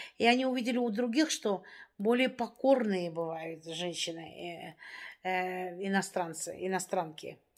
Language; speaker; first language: Russian; native; Russian